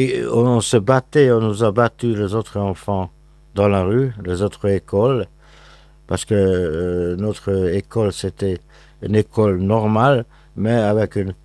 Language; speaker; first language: French; non-native, fluent; Hungarian